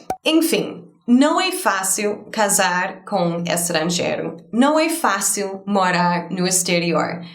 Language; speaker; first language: Portuguese; non-native, fluent; English